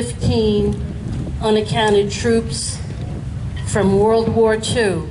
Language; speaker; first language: English; native; English